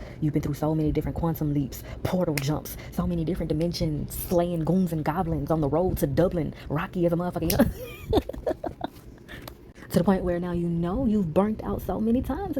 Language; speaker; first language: English; native; English